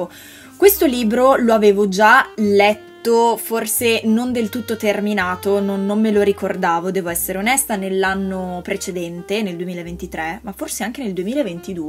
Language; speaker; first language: Italian; native; Italian